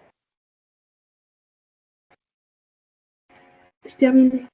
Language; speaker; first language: French; non-native, learner; Arabic